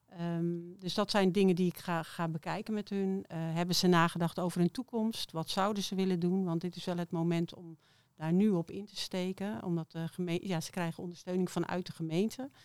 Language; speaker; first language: Dutch; native; Dutch